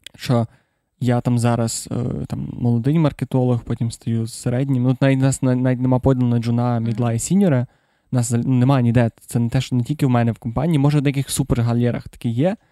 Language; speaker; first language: Ukrainian; non-native, local second language; Russian